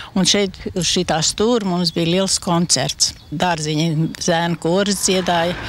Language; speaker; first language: Latvian; native; Latvian